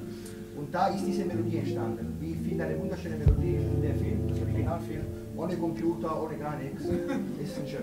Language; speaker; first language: German; non-native, fluent; Italian